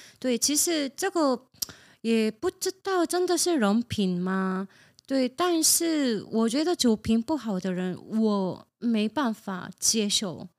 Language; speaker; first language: Chinese; non-native, fluent; Korean